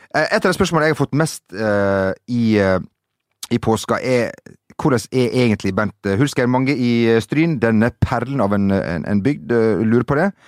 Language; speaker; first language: Norwegian; native; Norwegian